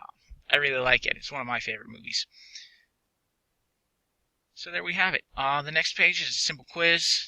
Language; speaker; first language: English; native; English